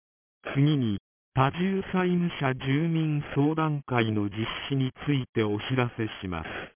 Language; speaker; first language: Japanese; native; Japanese